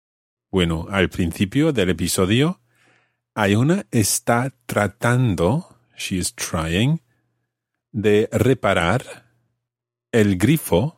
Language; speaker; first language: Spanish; non-native, fluent; English